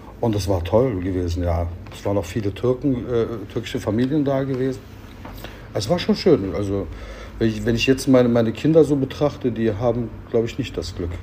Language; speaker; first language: German; early bilingual, other home language; Turkish